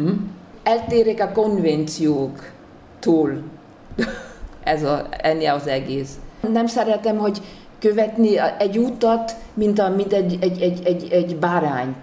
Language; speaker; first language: Hungarian; non-native, fluent; German